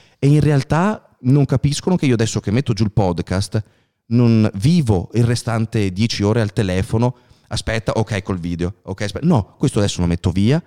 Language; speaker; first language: Italian; native; Italian